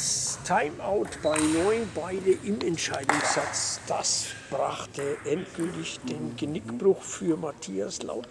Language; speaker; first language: German; native; German